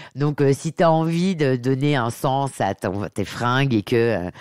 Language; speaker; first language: French; native; French